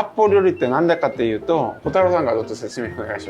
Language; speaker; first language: Japanese; non-native, fluent; Korean